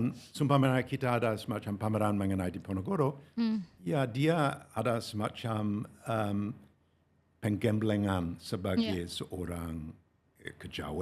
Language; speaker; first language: Indonesian; non-native, fluent; English